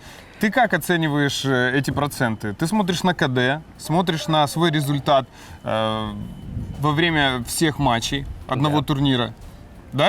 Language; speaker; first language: Russian; native; Russian